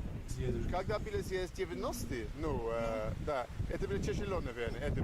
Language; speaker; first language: Russian; non-native, learner; English